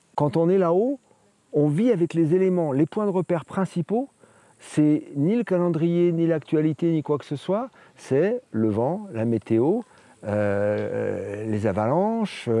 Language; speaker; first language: French; native; French